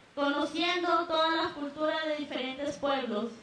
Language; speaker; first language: Spanish; native; Spanish